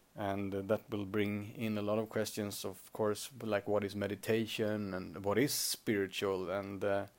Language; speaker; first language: English; non-native, fluent; Swedish